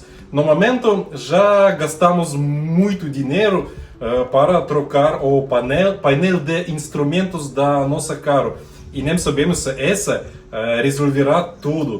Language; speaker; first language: Portuguese; non-native, learner; Russian